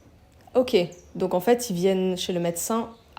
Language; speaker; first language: French; native; French